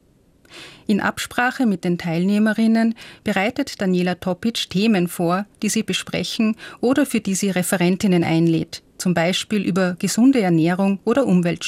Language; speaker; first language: German; native; German